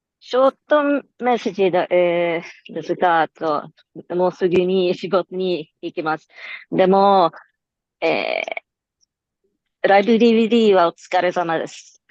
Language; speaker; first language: Japanese; non-native, learner; Swedish